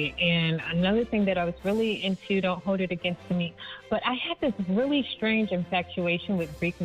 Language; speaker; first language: English; native; English